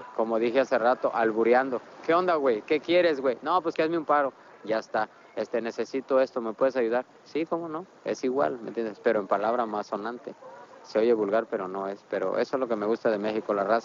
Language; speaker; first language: Spanish; native; Spanish